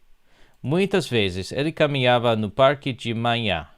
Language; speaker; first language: Portuguese; non-native, learner; English